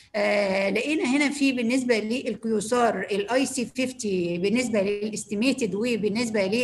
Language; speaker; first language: Arabic; native; Arabic